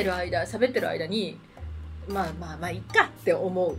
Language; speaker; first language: Japanese; native; Japanese